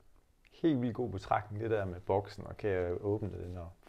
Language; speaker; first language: Danish; native; Danish